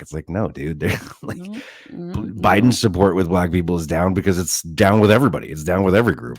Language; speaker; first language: English; native; English